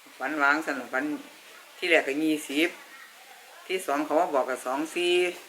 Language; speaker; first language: Thai; native; Thai